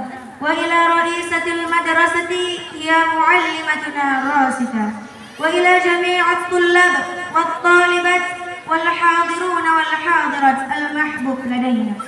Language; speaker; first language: Arabic; non-native, learner; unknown